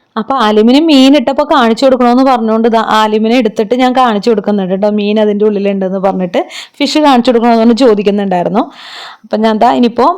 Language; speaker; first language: Malayalam; native; Malayalam